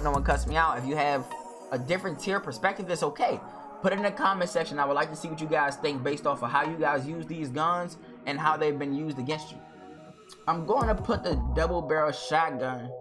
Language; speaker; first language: English; native; English